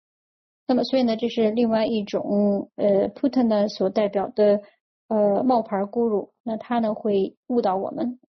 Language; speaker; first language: Chinese; native; Chinese